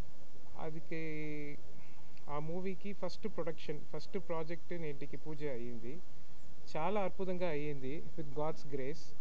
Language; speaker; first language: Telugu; non-native, learner; Tamil